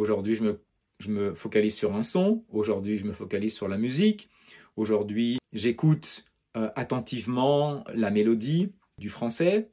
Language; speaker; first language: French; native; French